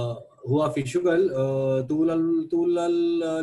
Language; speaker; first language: Arabic; non-native, learner; Hindi